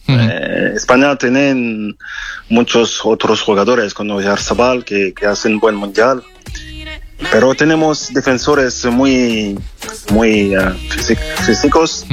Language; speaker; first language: Spanish; non-native, fluent; French